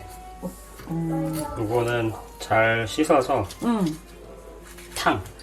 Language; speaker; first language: Korean; native; Korean